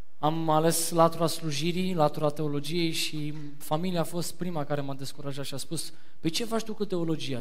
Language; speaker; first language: Romanian; non-native, fluent; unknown